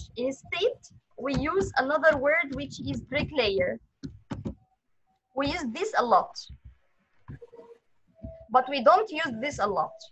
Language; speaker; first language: English; non-native, fluent; Arabic